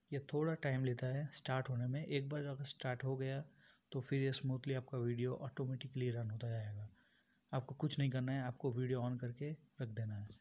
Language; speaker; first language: Hindi; non-native, local second language; Bangla